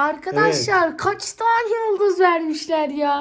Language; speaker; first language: Turkish; native; Turkish